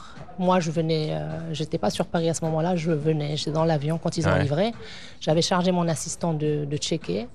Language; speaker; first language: French; native; French